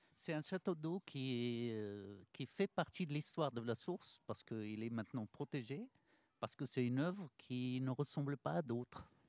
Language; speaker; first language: French; non-native, local second language; Arabic